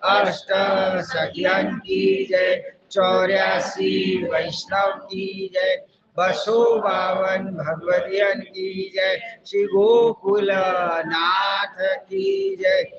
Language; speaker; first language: Hindi; non-native, local second language; Gujarati